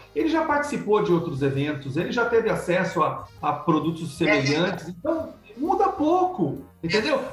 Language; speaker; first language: Portuguese; native; Portuguese